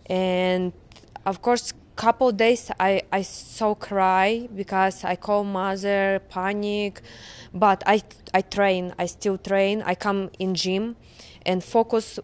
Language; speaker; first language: English; non-native, learner; Ukrainian